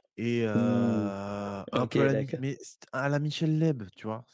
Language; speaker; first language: French; native; French